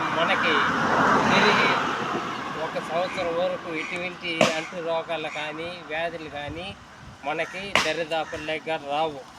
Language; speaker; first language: Telugu; native; Telugu